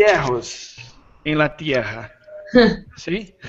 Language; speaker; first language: Spanish; non-native, learner; Portuguese